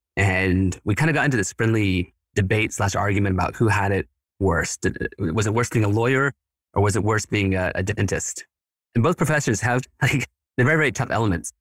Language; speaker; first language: English; early bilingual, other home language; Spanish